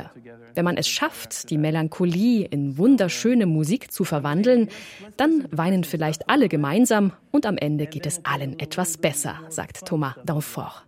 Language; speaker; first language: German; native; German